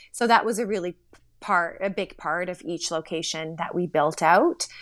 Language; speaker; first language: English; early bilingual, other home language; Slovak